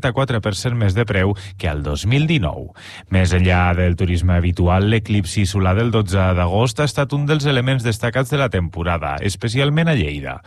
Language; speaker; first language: Catalan; native; Catalan